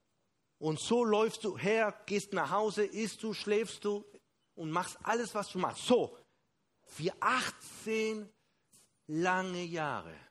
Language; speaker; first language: German; non-native, fluent; Spanish